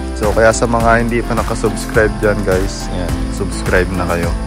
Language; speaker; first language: Filipino; non-native, local second language; Bikol